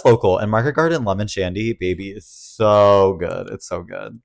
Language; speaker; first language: English; native; English